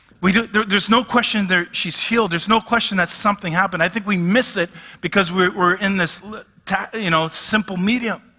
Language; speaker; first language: English; native; English